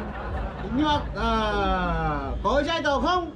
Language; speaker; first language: Vietnamese; non-native, learner; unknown